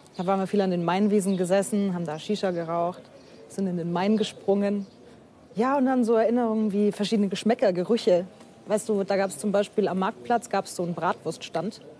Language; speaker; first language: German; native; German